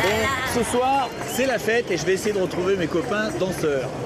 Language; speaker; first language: French; native; French